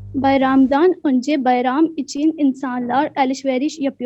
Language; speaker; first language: Turkish; non-native, learner; Urdu